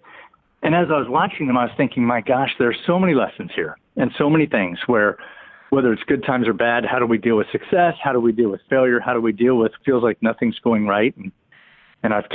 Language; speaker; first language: English; native; English